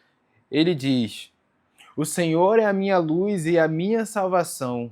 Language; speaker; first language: Portuguese; native; Portuguese